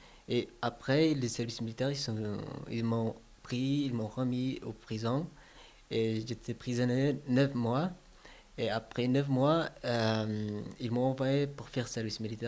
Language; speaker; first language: French; non-native, learner; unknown